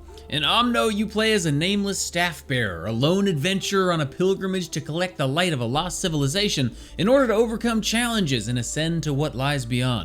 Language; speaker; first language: English; native; English